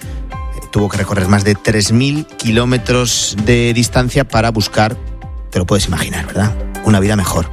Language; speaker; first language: Spanish; native; Spanish